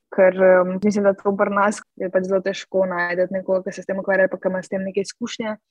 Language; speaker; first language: Slovenian; native; Slovenian